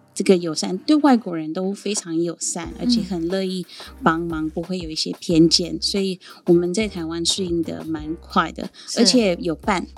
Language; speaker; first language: Chinese; non-native, fluent; Sindhi